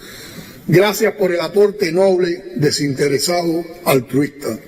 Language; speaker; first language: Spanish; native; Spanish